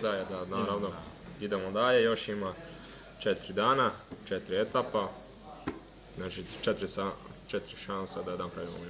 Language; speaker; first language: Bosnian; non-native, local second language; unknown